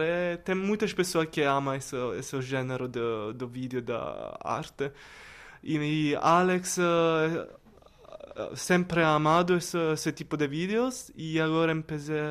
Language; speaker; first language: Portuguese; non-native, learner; Italian